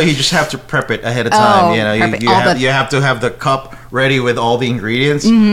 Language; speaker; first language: English; non-native, local second language; Filipino